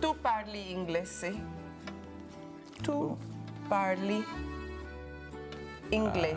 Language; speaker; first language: Italian; non-native, learner; English